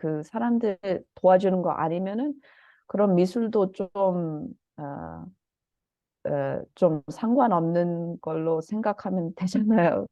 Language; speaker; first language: Korean; early bilingual, heritage; Korean